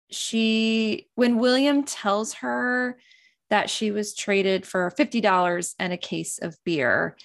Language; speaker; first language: English; native; English